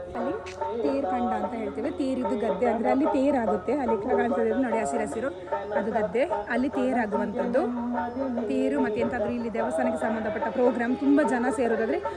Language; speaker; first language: Kannada; non-native, local second language; Tulu